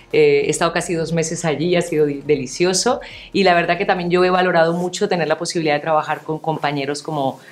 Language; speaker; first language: Spanish; native; Spanish